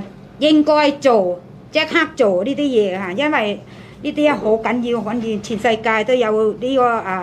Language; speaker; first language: Cantonese; non-native, fluent; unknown